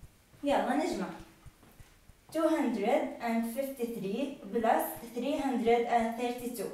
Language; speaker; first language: Arabic; native; Arabic